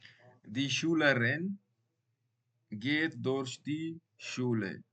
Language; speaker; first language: German; non-native, learner; Baluchi